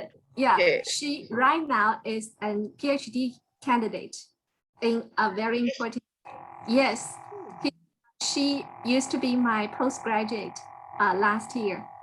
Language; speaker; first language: English; non-native, fluent; Chinese